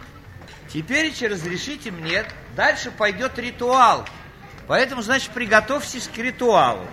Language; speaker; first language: Russian; native; Russian